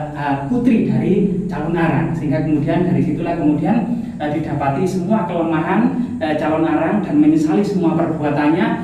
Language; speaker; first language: Indonesian; native; Indonesian